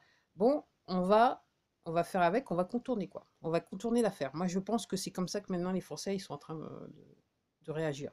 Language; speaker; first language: French; native; French